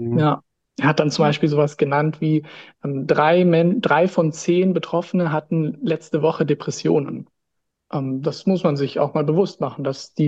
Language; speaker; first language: German; native; German